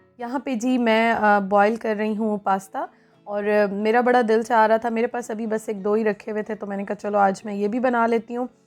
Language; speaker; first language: Urdu; native; Urdu